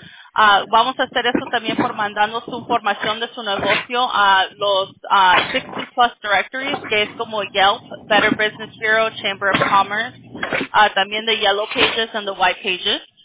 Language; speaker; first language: Spanish; early bilingual, other home language; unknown